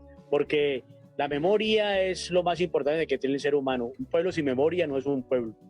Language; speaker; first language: Spanish; native; Spanish